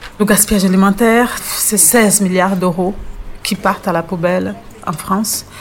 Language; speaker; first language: French; non-native, fluent; Portuguese